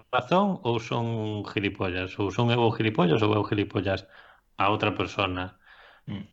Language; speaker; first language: Galician; non-native, local second language; Spanish